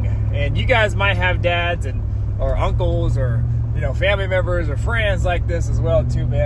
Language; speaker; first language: English; native; English